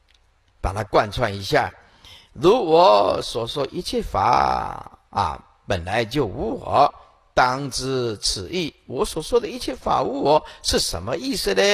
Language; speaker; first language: Chinese; native; Chinese